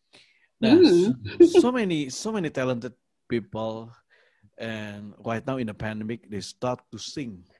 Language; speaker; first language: English; non-native, learner; Indonesian